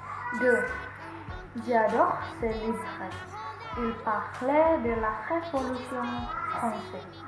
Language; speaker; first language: French; non-native, learner; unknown